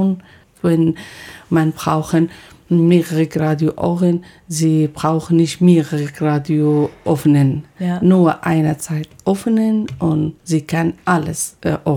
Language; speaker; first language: German; non-native, learner; Persian